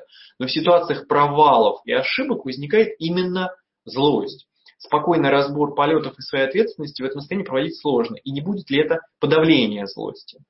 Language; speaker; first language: Russian; native; Russian